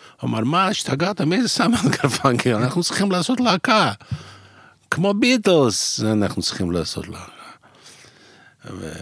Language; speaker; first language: Hebrew; non-native, fluent; Russian